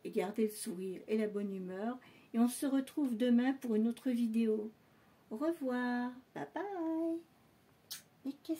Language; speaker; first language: French; native; French